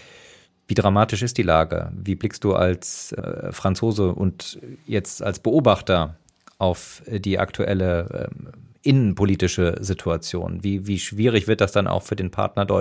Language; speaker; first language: German; native; German